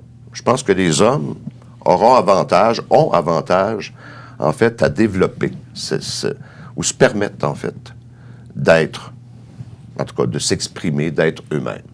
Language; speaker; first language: French; native; French